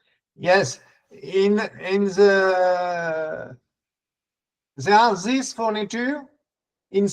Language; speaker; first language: English; non-native, learner; French